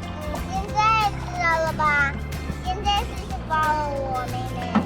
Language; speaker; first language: Chinese; early bilingual, heritage; Chinese